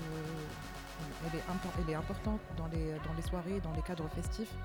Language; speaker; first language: French; non-native, local second language; Arabic